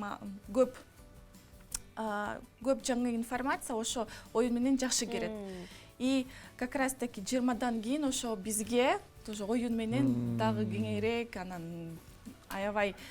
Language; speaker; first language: Kyrgyz; non-native, local second language; Russian